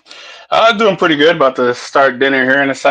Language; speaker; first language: English; native; English